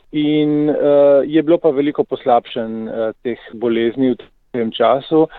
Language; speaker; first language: Slovenian; native; Slovenian